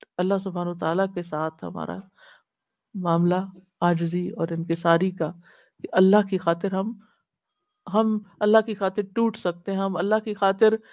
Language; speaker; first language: Urdu; native; Urdu